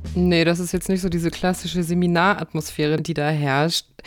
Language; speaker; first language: German; native; German